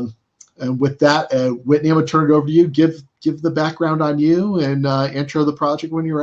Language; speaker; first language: English; native; English